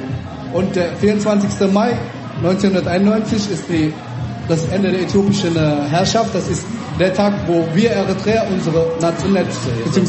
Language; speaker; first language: German; early bilingual, other home language; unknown